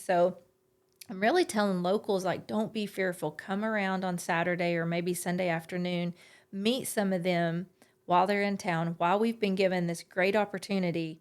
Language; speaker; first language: English; native; English